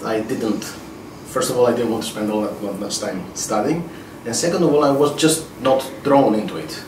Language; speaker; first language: English; non-native, fluent; Greek